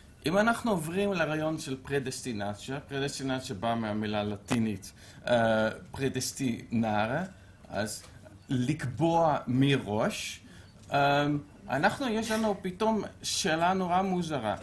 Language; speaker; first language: Hebrew; non-native, fluent; Dutch